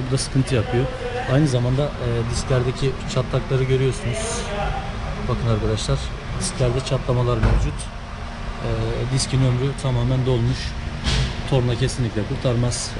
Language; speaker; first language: Turkish; native; Turkish